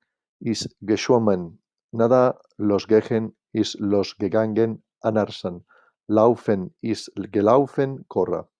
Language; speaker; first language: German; non-native, fluent; Catalan